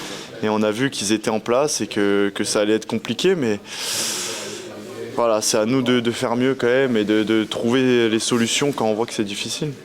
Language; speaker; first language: French; native; French